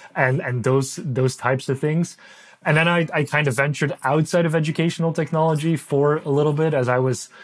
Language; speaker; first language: English; non-native, fluent; Dutch